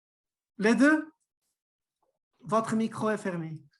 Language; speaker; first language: French; non-native, fluent; Portuguese